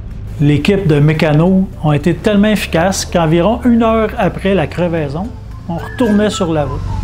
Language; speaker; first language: French; native; French